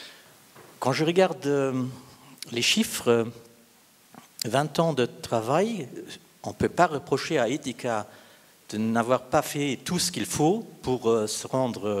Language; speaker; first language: French; non-native, local second language; Luxembourgish